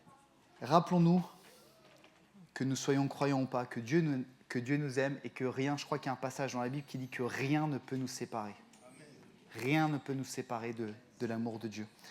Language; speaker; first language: French; native; French